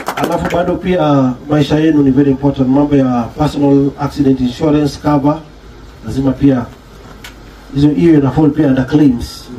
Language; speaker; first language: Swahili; native; Swahili